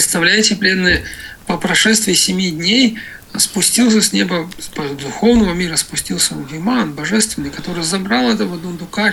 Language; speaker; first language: Russian; native; Russian